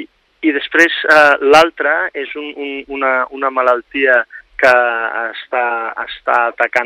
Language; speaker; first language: Catalan; native; Catalan